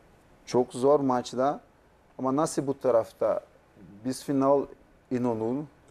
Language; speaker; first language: Turkish; non-native, learner; Portuguese